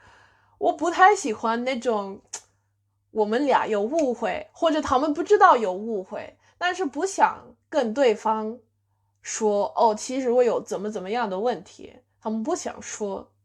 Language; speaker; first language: Chinese; non-native, fluent; English